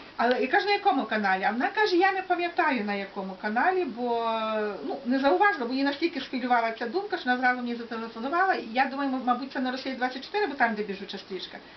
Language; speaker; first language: Ukrainian; native; Ukrainian